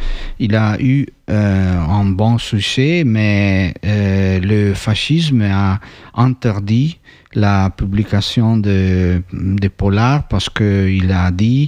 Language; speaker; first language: French; non-native, fluent; Italian